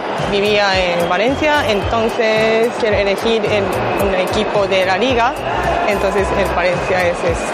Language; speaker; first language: Spanish; non-native, learner; Japanese